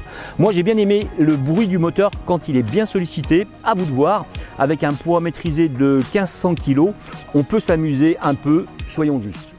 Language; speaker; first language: French; native; French